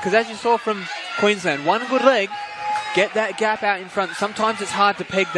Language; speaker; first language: English; native; English